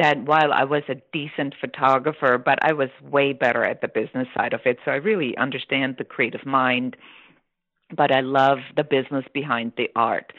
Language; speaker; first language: English; non-native, fluent; German